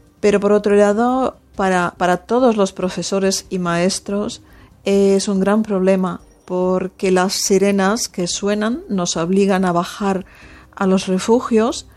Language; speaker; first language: Spanish; non-native, fluent; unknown